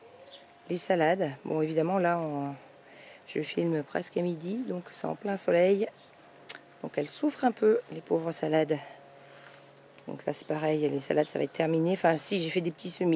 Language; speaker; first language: French; native; French